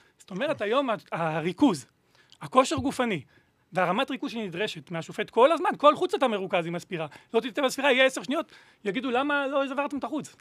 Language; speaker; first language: Hebrew; native; Hebrew